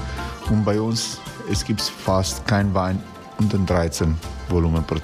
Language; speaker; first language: German; non-native, fluent; Croatian